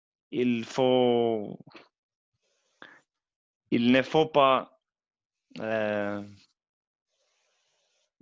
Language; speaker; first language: French; non-native, learner; Albanian